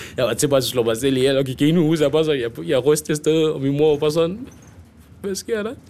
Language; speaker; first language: Danish; early bilingual, other home language; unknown